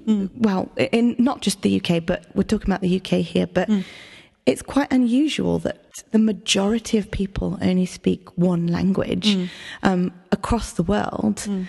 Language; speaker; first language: English; native; English